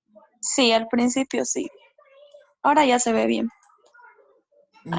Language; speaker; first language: Spanish; native; Spanish